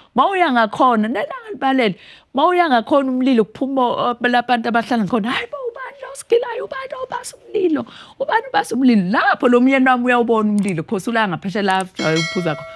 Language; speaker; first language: Zulu; native; Zulu